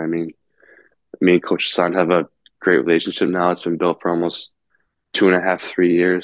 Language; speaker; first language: English; native; English